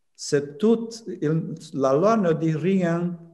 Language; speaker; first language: French; non-native, fluent; Romanian